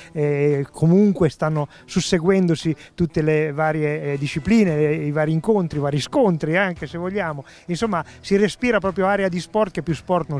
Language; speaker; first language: Italian; native; Italian